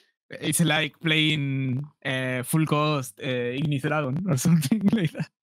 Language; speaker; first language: English; non-native, learner; Spanish